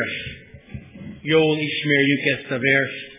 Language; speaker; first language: Hungarian; non-native, fluent; English